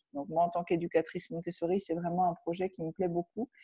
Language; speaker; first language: French; native; French